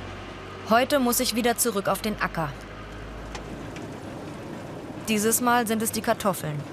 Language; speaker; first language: German; native; German